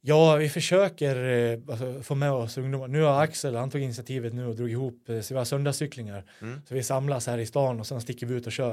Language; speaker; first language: Swedish; native; Swedish